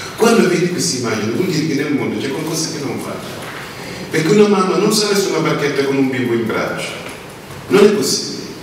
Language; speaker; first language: Italian; non-native, fluent; Wolof